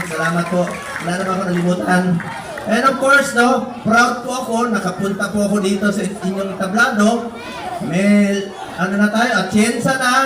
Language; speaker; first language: Filipino; non-native, local second language; Cebuano